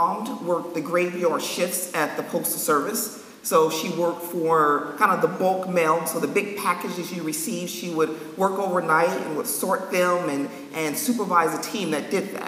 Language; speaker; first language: English; native; English